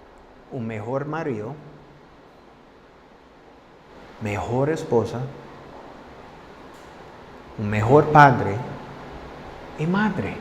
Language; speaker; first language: Spanish; non-native, fluent; English